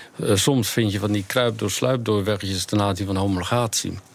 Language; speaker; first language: Dutch; native; Dutch